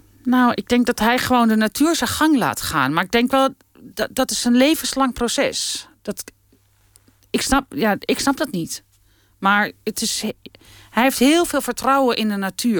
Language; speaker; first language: Dutch; native; Dutch